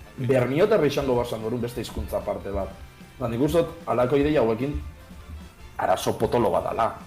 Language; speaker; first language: Basque; native; Basque